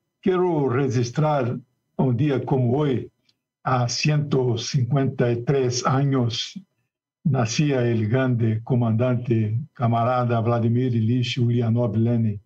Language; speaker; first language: Spanish; non-native, learner; Portuguese